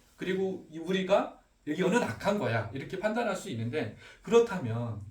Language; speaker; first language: Korean; native; Korean